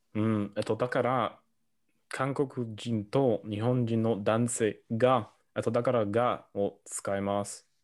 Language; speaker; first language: Japanese; non-native, learner; English